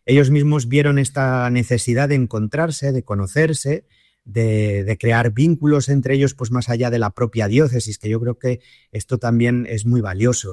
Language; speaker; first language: Spanish; native; Spanish